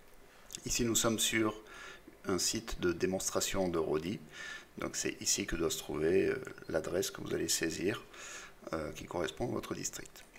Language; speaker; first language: French; native; French